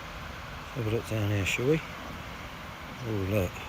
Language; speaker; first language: English; native; English